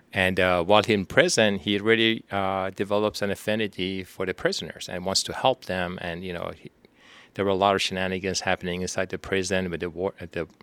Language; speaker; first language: English; non-native, fluent; Persian